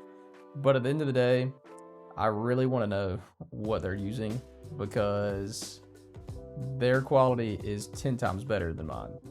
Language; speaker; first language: English; native; English